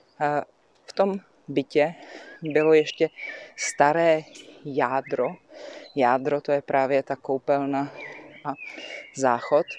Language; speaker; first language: Czech; native; Czech